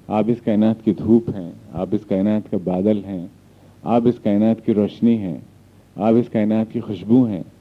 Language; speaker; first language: Urdu; native; Urdu